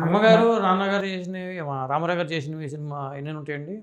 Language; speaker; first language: Telugu; native; Telugu